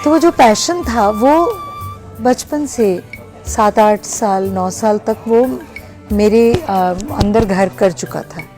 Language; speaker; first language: Hindi; native; Hindi